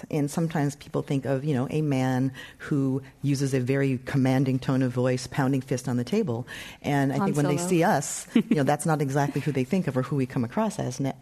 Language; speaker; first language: English; native; English